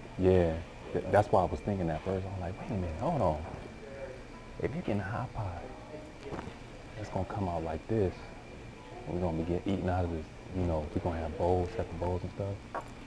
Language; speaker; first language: English; native; English